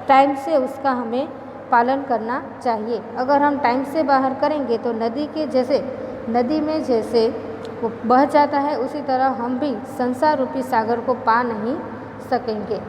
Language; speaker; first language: Hindi; non-native, local second language; Gujarati